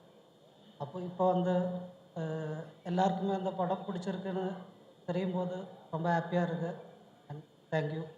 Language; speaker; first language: Tamil; non-native, fluent; Malayalam